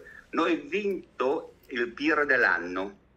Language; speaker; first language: Italian; non-native, learner; German